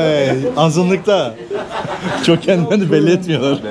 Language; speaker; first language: Turkish; native; Turkish